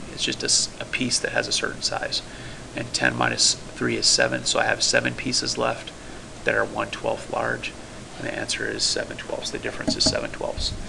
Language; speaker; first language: English; native; English